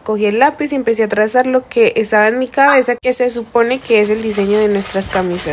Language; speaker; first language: Spanish; native; Spanish